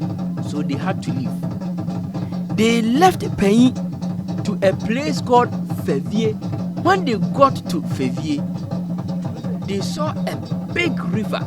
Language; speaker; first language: English; non-native, local second language; Akan